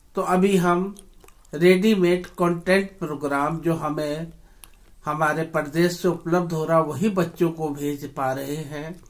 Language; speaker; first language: Hindi; native; Hindi